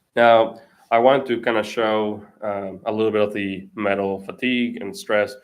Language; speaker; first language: English; non-native, fluent; Spanish